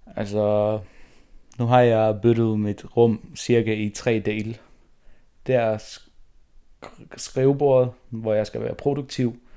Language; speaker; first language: Danish; non-native, local second language; Faroese